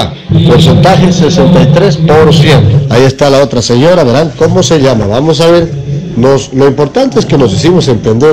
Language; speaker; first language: Spanish; native; Spanish